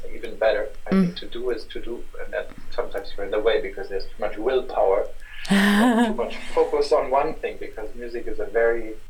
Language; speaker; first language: English; non-native, fluent; German